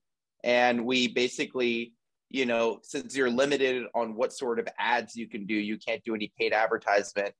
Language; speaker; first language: English; native; English